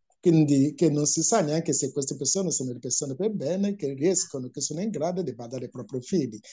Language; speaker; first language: Italian; non-native, fluent; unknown